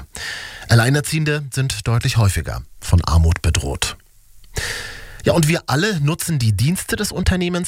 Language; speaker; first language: German; native; German